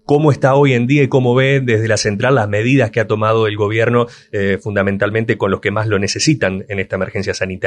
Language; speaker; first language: Spanish; native; Spanish